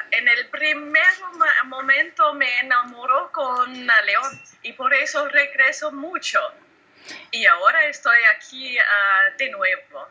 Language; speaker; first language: Spanish; non-native, learner; German